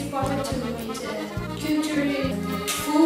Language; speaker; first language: English; non-native, learner; Portuguese